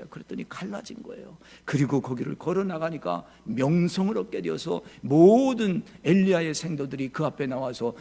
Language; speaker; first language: Korean; native; Korean